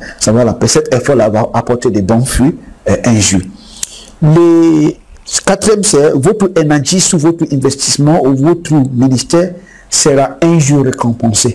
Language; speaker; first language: French; non-native, fluent; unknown